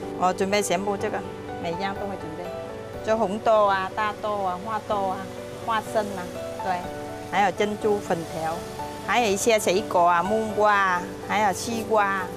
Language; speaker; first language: Chinese; non-native, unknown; Vietnamese